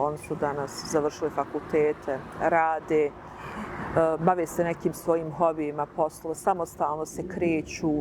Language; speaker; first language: Bosnian; native; Bosnian